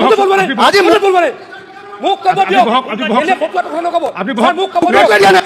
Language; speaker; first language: Assamese; native; Assamese